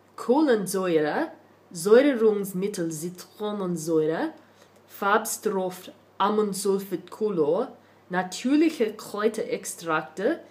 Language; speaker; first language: German; non-native, learner; English